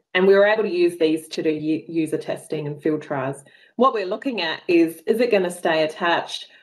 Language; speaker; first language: English; native; English